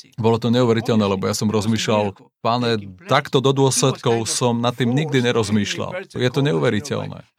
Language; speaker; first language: Slovak; non-native, fluent; Spanish